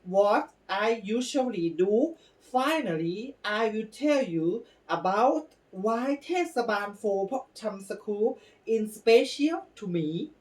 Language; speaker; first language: English; non-native, learner; Thai